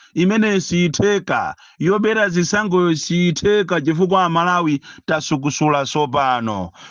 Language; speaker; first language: Nyanja; native; Nyanja